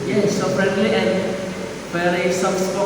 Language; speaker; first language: English; non-native, learner; Indonesian